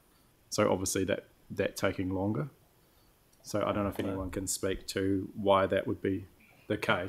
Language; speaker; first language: English; native; English